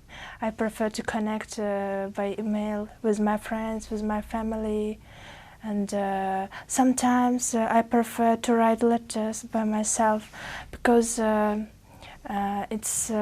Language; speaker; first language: English; non-native, learner; Uzbek